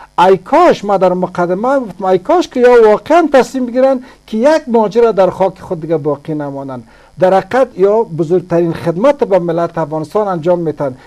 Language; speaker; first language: Persian; native; Persian